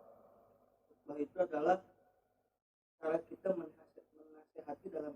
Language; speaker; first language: Indonesian; native; Indonesian